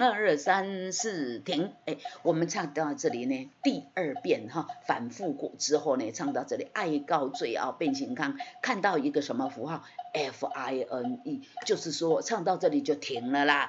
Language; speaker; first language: Chinese; non-native, local second language; Min Nan Chinese